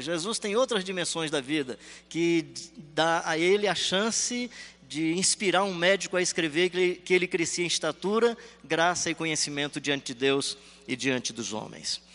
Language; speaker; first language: Portuguese; native; Portuguese